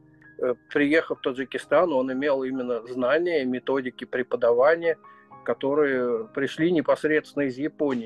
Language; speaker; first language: Russian; native; Russian